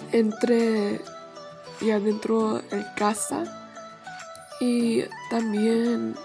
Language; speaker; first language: Spanish; non-native, learner; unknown